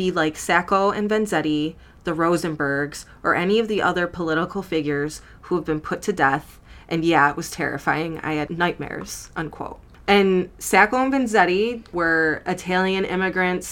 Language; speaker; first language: English; native; English